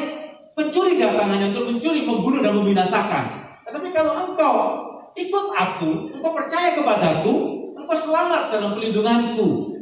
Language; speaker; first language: Indonesian; native; Indonesian